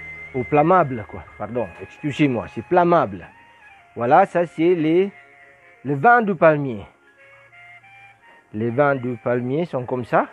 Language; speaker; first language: French; non-native, learner; Indonesian